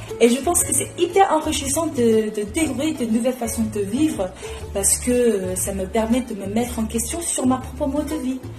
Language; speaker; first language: French; non-native, fluent; Chinese